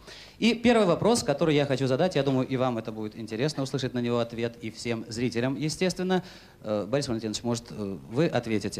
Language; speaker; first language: Russian; native; Russian